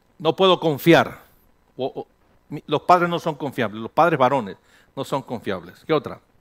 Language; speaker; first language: Spanish; early bilingual, heritage; Spanish